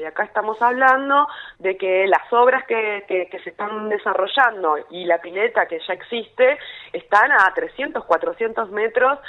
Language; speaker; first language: Spanish; native; Spanish